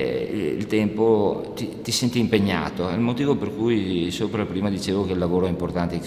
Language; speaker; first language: Italian; native; Italian